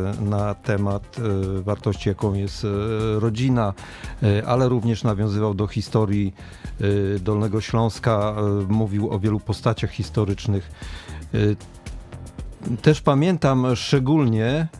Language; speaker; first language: Polish; native; Polish